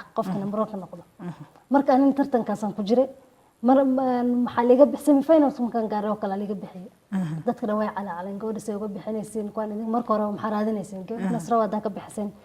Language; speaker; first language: Somali; early bilingual, heritage; Somali